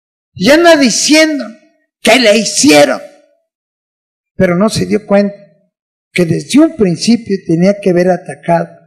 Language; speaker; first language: Spanish; native; Spanish